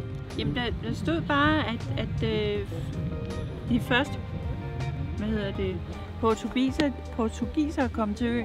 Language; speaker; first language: Danish; native; Danish